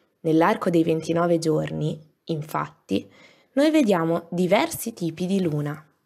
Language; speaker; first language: Italian; native; Italian